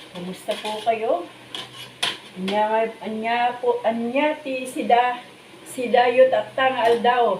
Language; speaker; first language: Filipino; native; Filipino